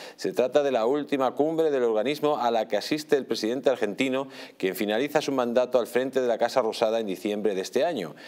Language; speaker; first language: Spanish; native; Spanish